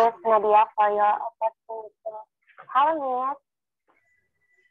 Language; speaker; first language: English; non-native, learner; Indonesian